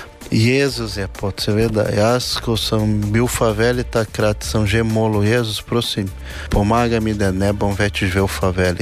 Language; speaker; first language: Slovenian; non-native, learner; Portuguese